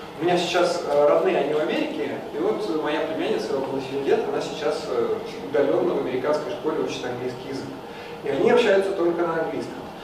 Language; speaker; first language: Russian; native; Russian